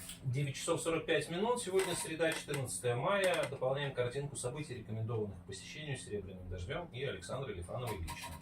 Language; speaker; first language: Russian; native; Russian